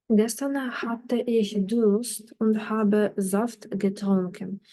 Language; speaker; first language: German; non-native, fluent; Ukrainian